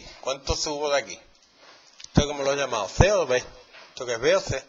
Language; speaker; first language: Spanish; native; Spanish